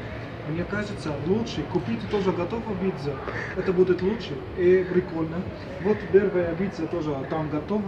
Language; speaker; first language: Russian; non-native, learner; Arabic